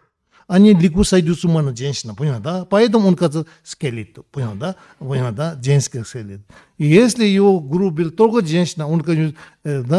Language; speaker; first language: Russian; non-native, learner; Tibetan